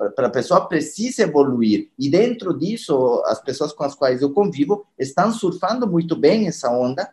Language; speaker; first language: Portuguese; non-native, fluent; Spanish